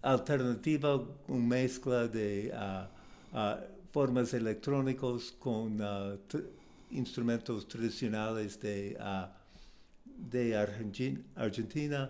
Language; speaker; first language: Spanish; non-native, learner; English